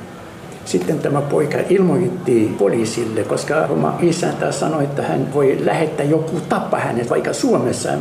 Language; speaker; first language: Finnish; non-native, learner; Arabic